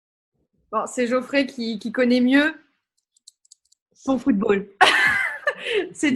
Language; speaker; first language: French; native; French